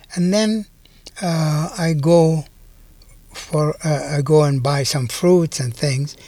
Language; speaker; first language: English; non-native, fluent; Arabic